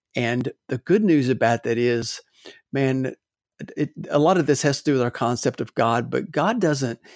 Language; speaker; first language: English; native; English